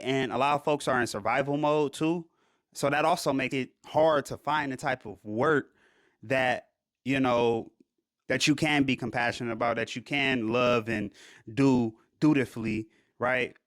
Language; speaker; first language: English; native; English